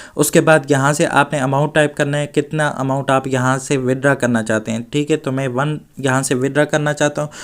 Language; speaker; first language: Urdu; non-native, local second language; Punjabi